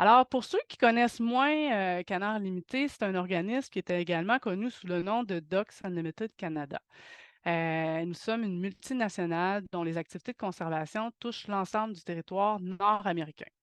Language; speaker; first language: French; native; French